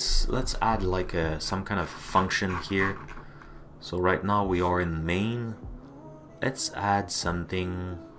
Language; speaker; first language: English; non-native, fluent; French